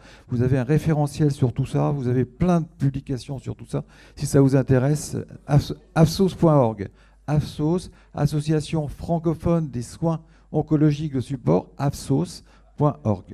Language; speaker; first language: French; native; French